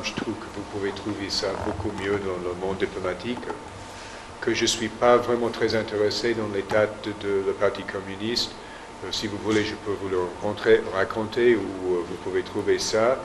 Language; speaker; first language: French; non-native, fluent; English